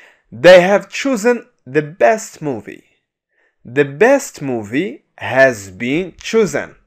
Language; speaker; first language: English; non-native, fluent; Arabic